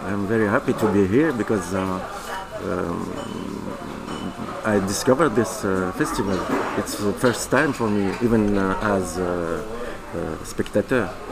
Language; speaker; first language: English; non-native, fluent; Arabic